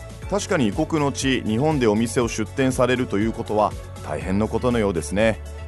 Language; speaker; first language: Japanese; native; Japanese